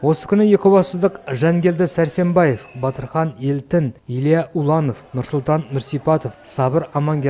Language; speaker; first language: Kazakh; native; Kazakh